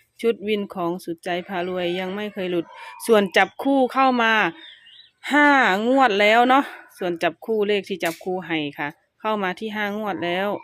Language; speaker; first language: Thai; native; Thai